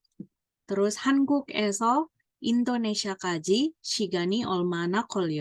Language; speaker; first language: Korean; non-native, fluent; Indonesian